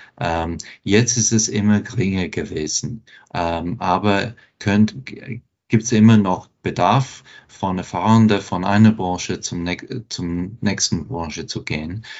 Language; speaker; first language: German; non-native, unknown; English